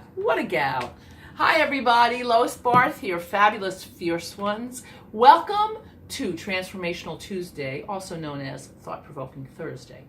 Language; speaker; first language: English; native; English